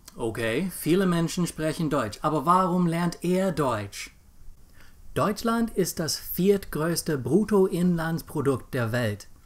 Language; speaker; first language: German; non-native, fluent; English